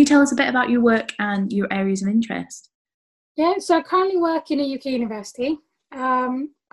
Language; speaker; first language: English; non-native, local second language; Tamil